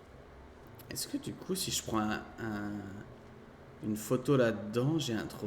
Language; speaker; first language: French; native; French